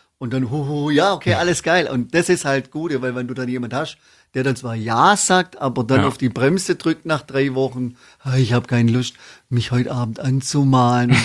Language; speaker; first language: German; native; German